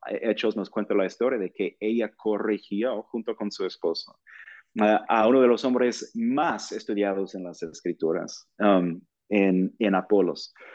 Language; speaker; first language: Spanish; non-native, fluent; English